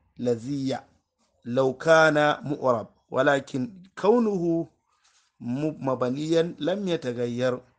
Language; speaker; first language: Arabic; non-native, fluent; Hausa